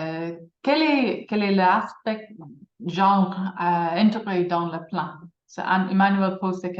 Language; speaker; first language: French; non-native, fluent; English